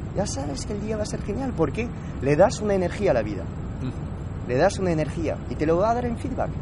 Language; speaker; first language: Spanish; non-native, fluent; French